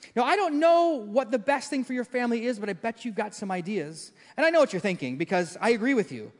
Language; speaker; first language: English; native; English